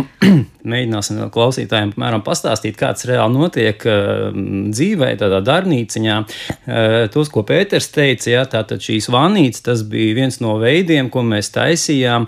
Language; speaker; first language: Latvian; native; Latvian